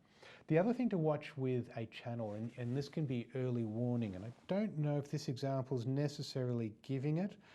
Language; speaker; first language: English; native; English